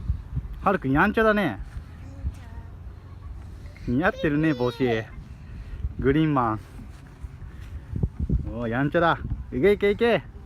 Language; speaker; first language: Japanese; native; Japanese